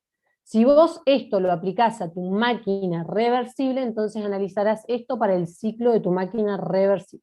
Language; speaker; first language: Spanish; native; Spanish